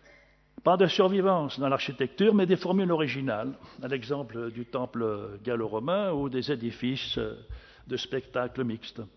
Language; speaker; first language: French; native; French